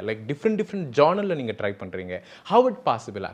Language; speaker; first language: Tamil; native; Tamil